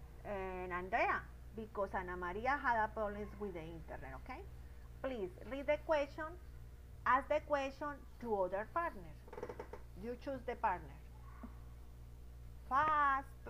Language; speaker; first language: English; non-native, learner; Spanish